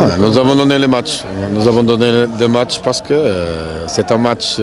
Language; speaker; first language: French; non-native, fluent; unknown